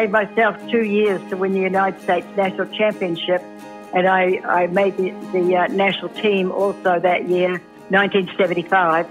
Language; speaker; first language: English; native; English